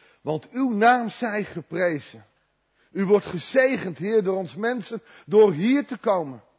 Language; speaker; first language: Dutch; native; Dutch